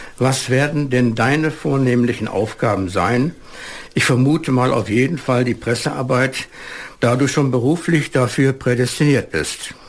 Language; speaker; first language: German; native; German